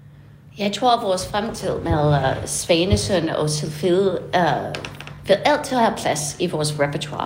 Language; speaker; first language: Danish; non-native, fluent; English